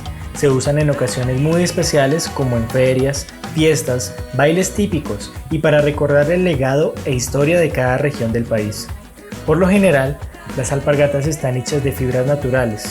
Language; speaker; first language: Spanish; native; Spanish